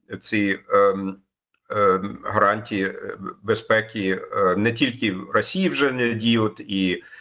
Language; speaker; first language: Ukrainian; non-native, fluent; German